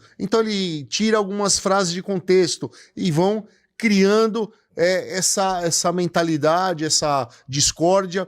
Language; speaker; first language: Portuguese; native; Portuguese